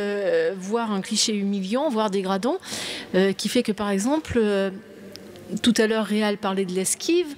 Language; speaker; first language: French; native; French